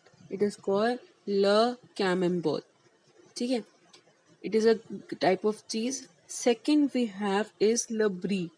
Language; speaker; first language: English; non-native, local second language; Hindi